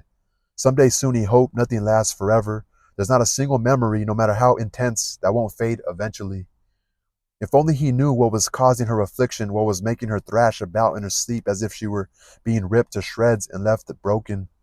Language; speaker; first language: English; native; English